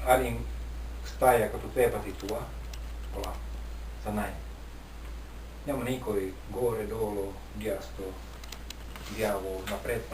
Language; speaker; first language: Bulgarian; non-native, learner; Finnish